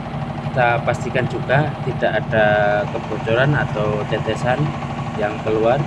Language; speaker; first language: Indonesian; non-native, local second language; Javanese